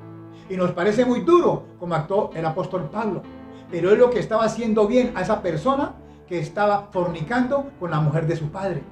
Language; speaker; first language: Spanish; native; Spanish